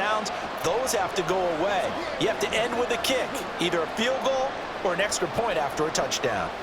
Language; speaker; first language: English; native; English